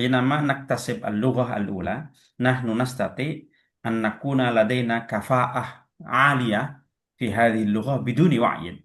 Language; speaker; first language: Arabic; non-native, fluent; Indonesian